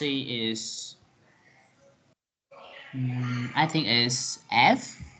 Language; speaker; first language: English; non-native, learner; Vietnamese